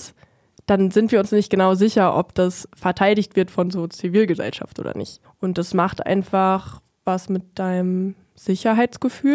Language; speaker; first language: German; native; German